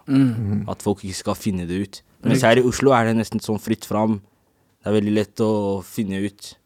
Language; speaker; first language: Norwegian; native; Norwegian